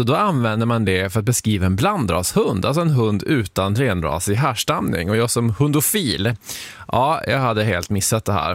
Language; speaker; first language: Swedish; native; Swedish